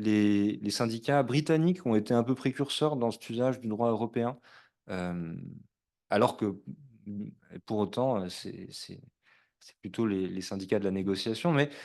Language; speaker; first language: French; native; French